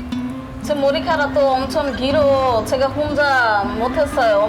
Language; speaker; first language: Korean; non-native, local second language; Bangla